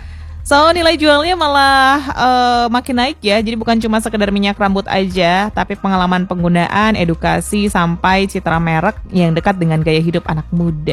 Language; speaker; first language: Indonesian; native; Indonesian